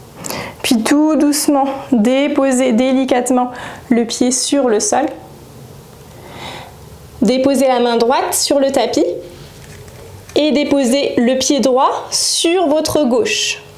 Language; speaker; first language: French; native; French